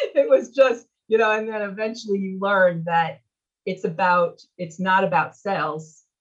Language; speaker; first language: English; native; English